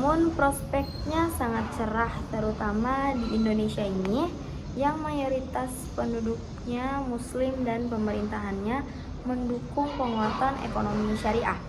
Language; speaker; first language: Indonesian; native; Indonesian